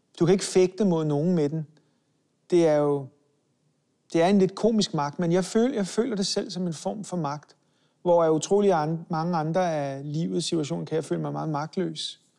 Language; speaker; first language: Danish; early bilingual, other home language; Hebrew